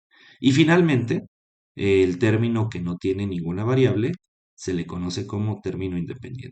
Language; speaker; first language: Spanish; native; Spanish